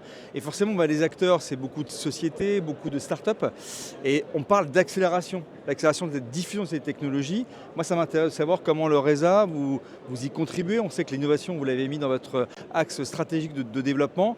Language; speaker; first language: French; native; French